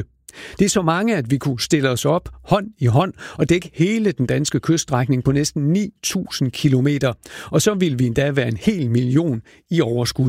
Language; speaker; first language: Danish; native; Danish